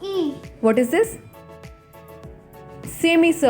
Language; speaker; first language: English; non-native, local second language; Hindi